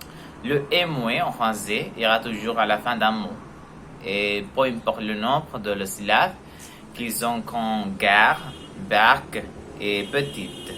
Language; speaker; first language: French; non-native, learner; Spanish